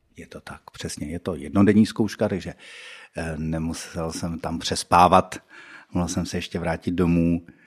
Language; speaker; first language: Czech; native; Czech